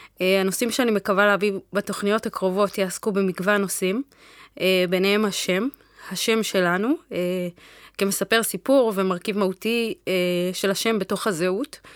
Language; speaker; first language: Hebrew; early bilingual, other home language; Amharic